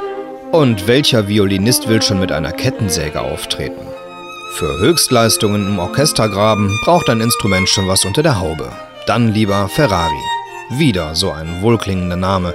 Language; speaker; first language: German; native; German